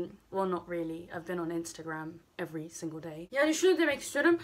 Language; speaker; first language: English; early bilingual, other home language; Turkish